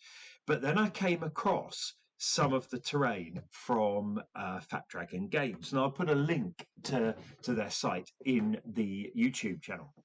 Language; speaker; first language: English; native; English